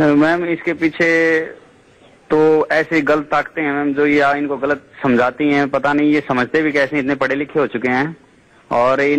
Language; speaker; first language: Hindi; native; Hindi